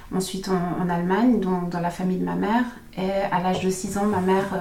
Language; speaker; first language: French; native; French